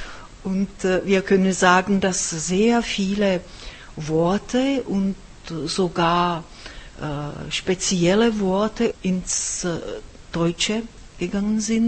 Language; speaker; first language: German; non-native, fluent; Czech